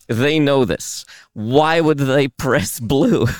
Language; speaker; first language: English; early bilingual, other home language; Russian